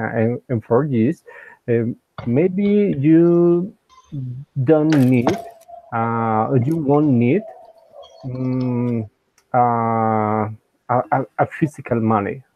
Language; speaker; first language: English; non-native, learner; Spanish